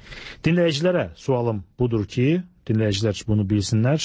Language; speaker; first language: Azerbaijani; native; Azerbaijani